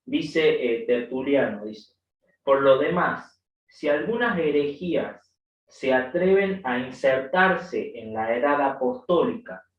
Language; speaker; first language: Spanish; native; Spanish